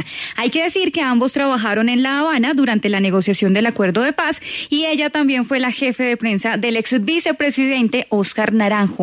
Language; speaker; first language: Spanish; native; Spanish